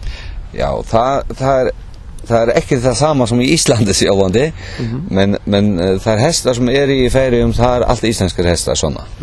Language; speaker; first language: Icelandic; non-native, learner; Faroese